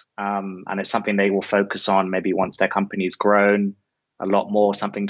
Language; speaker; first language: English; native; English